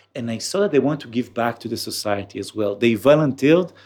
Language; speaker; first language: English; non-native, fluent; Hebrew